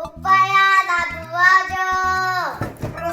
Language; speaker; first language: Korean; native; Korean